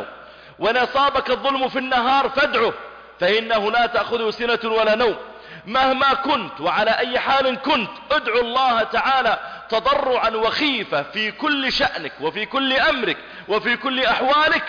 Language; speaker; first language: Arabic; native; Arabic